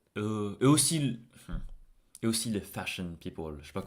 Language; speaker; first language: French; non-native, fluent; English